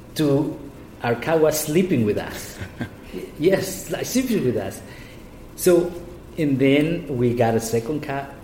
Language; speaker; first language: English; non-native, fluent; Spanish